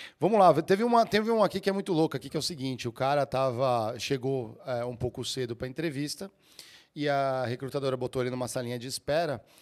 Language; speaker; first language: Portuguese; native; Portuguese